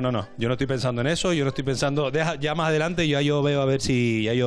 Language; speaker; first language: Spanish; native; Spanish